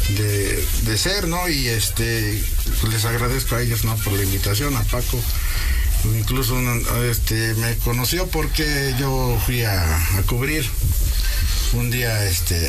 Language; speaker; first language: Spanish; native; Spanish